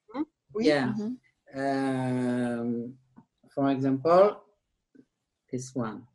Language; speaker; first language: English; non-native, learner; French